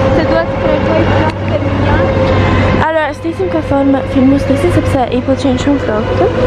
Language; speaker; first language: Albanian; early bilingual, heritage; Albanian